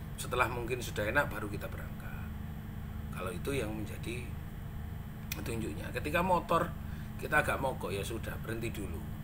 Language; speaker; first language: Indonesian; non-native, local second language; Madurese